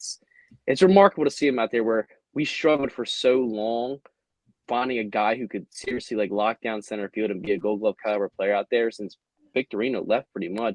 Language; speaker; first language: English; native; English